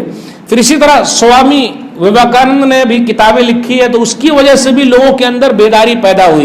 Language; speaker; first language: Hindi; native; Hindi